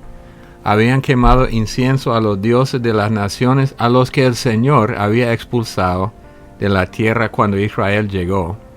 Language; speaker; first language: Spanish; native; Spanish